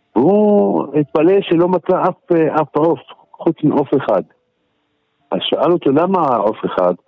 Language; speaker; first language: Hebrew; non-native, local second language; Arabic